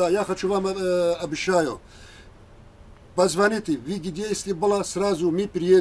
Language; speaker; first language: Russian; non-native, learner; Turkish